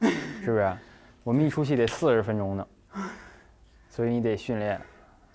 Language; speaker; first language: Chinese; native; Chinese